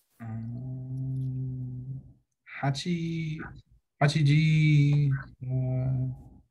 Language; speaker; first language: Japanese; non-native, learner; English